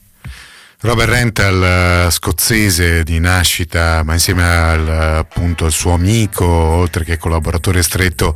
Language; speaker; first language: Italian; native; Italian